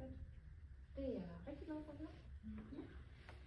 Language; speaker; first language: Danish; native; Danish